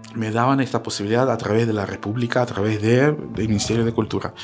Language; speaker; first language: Spanish; non-native, fluent; Russian